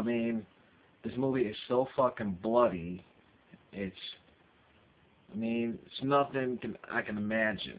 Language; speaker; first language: English; native; English